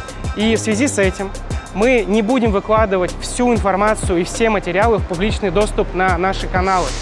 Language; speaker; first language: Russian; native; Russian